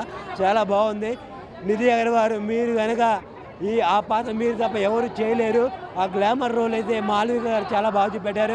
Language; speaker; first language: Telugu; native; Telugu